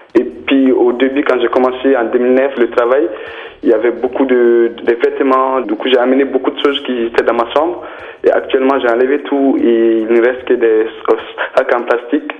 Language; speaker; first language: French; non-native, local second language; Bambara